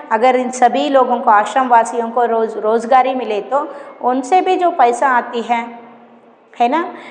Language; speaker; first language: Hindi; non-native, local second language; Kannada